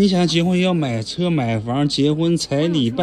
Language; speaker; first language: Chinese; native; Chinese